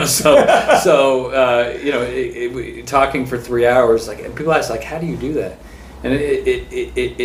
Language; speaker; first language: English; native; English